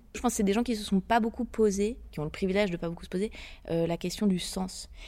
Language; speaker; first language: French; native; French